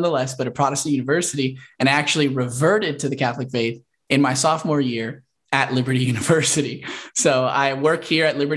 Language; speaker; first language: English; native; English